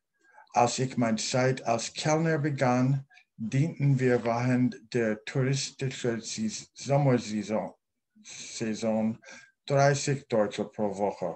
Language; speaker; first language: German; non-native, learner; English